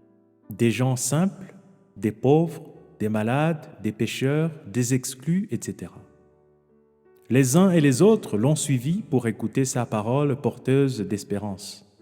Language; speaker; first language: French; non-native, local second language; Kinyarwanda